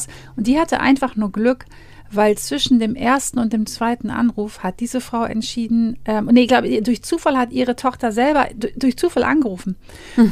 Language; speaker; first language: German; native; German